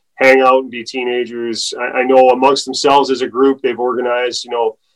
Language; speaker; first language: English; native; English